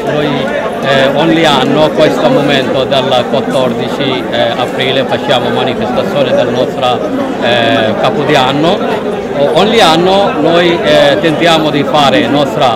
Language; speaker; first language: Italian; non-native, learner; Bangla